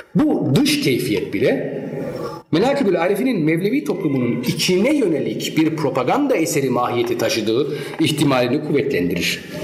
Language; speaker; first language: Turkish; early bilingual, heritage; Turkish